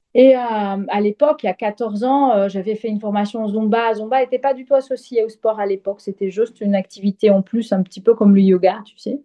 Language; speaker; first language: French; non-native, fluent; Portuguese